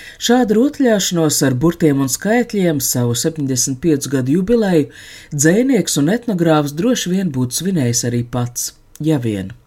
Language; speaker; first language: Latvian; native; Latvian